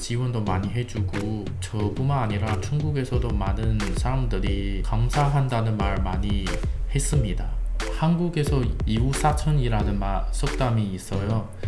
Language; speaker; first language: Korean; non-native, learner; Chinese